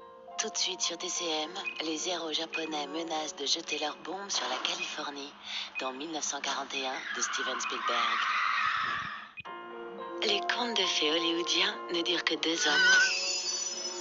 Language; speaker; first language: French; native; French